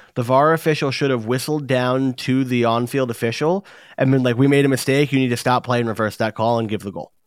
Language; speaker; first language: English; native; English